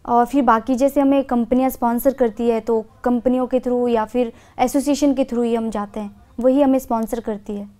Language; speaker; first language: Hindi; native; Hindi